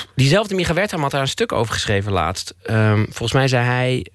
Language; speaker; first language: Dutch; native; Dutch